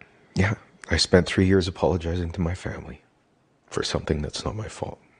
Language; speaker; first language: English; native; English